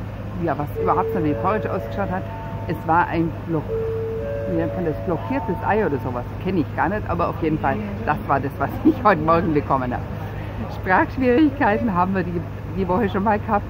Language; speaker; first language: German; native; German